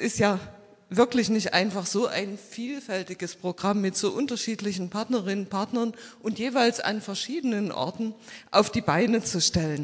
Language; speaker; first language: German; native; German